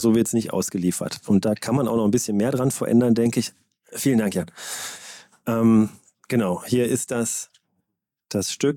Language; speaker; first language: German; native; German